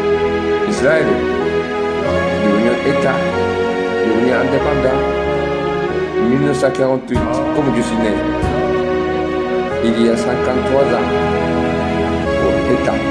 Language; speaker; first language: French; non-native, learner; Japanese